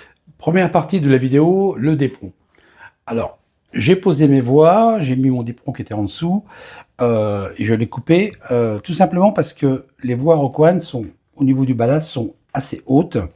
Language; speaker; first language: French; native; French